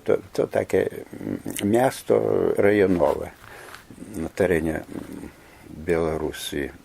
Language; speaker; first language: Polish; non-native, fluent; Belarusian